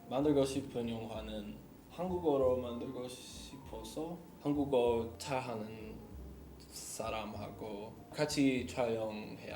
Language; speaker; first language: Korean; non-native, learner; English